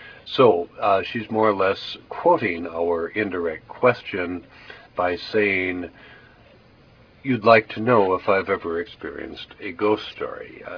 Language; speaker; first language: English; native; English